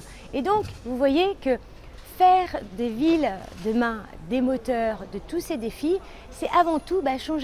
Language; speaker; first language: French; native; French